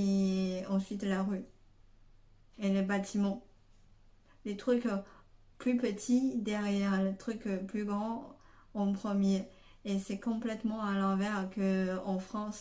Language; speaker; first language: French; non-native, fluent; Chinese